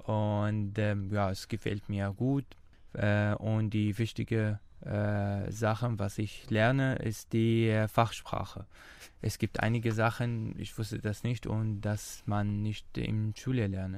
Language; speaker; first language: German; non-native, learner; Arabic